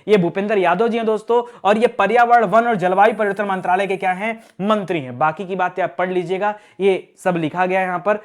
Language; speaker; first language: Hindi; native; Hindi